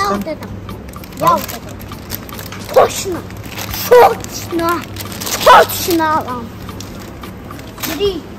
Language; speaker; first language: Russian; non-native, local second language; Kazakh